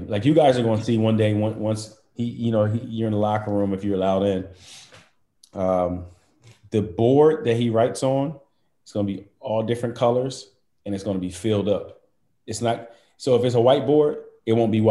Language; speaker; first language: English; native; English